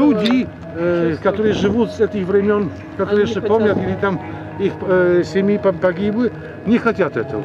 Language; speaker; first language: Russian; non-native, learner; Polish